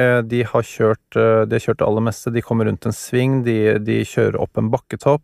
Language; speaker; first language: Norwegian; native; Norwegian